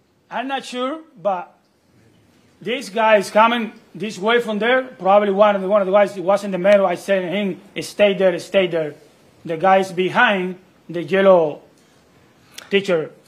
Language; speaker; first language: English; non-native, learner; Spanish